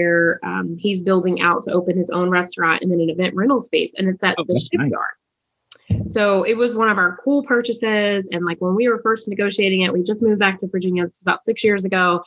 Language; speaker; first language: English; native; English